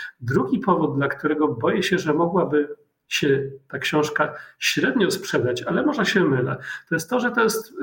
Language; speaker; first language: Polish; native; Polish